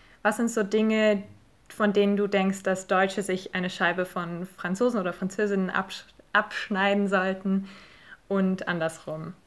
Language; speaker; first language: German; native; German